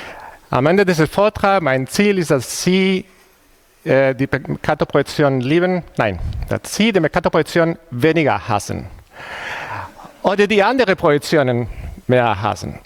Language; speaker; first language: German; non-native, fluent; Spanish